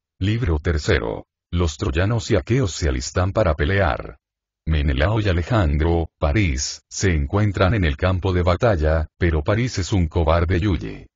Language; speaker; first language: Spanish; native; Spanish